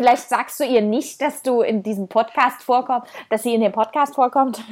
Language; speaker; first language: German; native; German